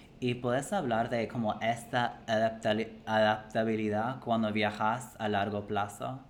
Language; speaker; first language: Spanish; non-native, fluent; English